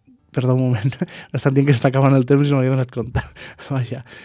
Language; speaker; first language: Catalan; native; Catalan